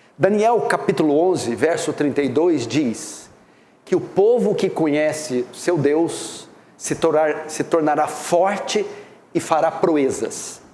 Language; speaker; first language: Portuguese; native; Portuguese